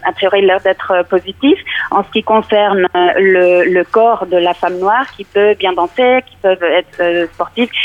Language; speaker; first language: French; non-native, fluent; Spanish